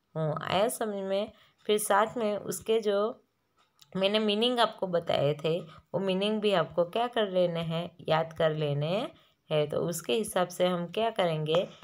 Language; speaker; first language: Hindi; non-native, local second language; Gujarati